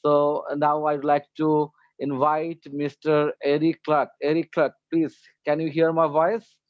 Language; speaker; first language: English; non-native, local second language; Bangla